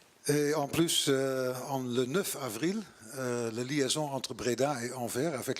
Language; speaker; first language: French; non-native, learner; Dutch